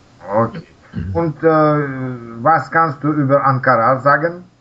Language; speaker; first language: German; non-native, learner; Russian